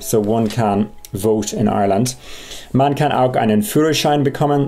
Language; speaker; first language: German; non-native, fluent; English